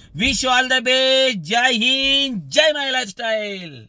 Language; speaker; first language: Hindi; non-native, local second language; Marathi